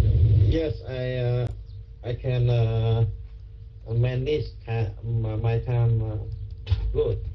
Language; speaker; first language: English; non-native, learner; Vietnamese